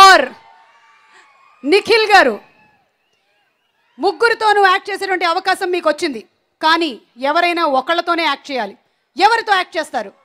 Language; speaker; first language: Telugu; native; Telugu